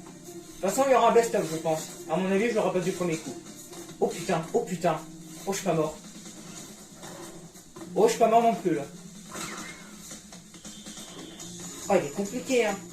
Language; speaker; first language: French; native; French